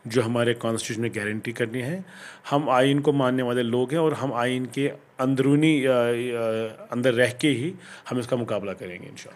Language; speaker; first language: Hindi; non-native, local second language; Kashmiri